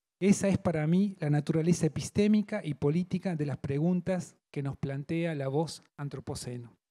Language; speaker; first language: Spanish; native; Spanish